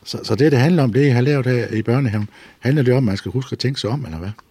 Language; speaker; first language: Danish; native; Danish